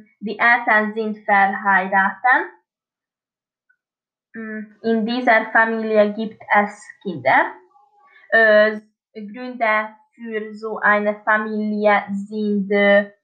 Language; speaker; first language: German; non-native, learner; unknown